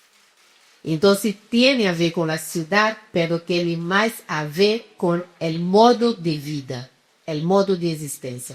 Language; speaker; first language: Spanish; non-native, fluent; Portuguese